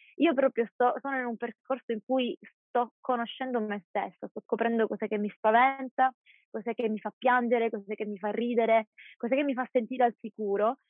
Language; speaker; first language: Italian; native; Italian